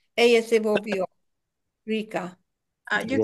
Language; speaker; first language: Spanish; non-native, learner; English